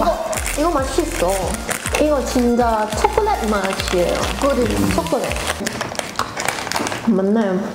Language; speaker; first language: Korean; non-native, fluent; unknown